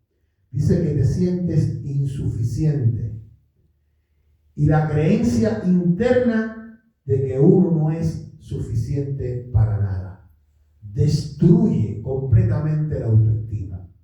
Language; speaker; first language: Spanish; native; Spanish